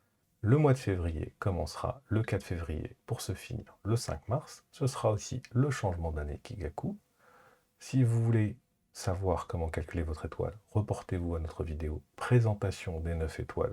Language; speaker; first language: French; native; French